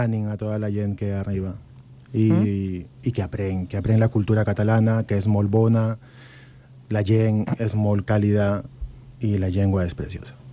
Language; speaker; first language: Catalan; non-native, learner; Spanish